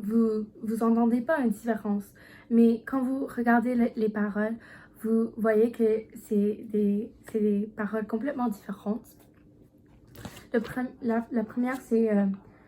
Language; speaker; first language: French; non-native, learner; English